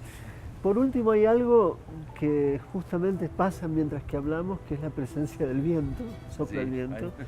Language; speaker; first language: Spanish; native; Spanish